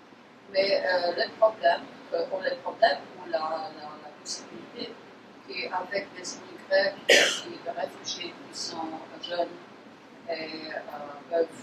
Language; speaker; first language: French; non-native, fluent; Polish